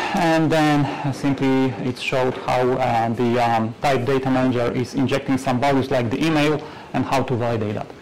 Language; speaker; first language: English; non-native, fluent; Polish